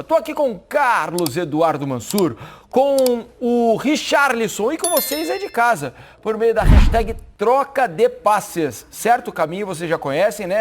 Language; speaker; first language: Portuguese; native; Portuguese